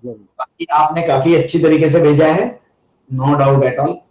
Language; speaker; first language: Hindi; non-native, local second language; Marathi